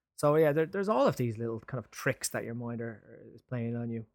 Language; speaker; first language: English; native; English